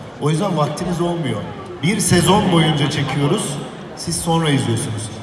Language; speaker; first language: Turkish; native; Turkish